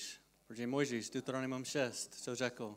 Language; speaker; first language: Czech; non-native, fluent; English